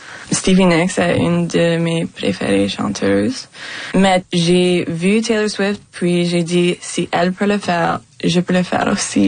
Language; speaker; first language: French; non-native, local second language; English